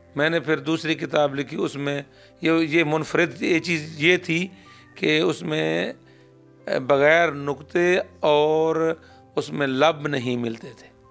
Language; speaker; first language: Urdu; non-native, local second language; Saraiki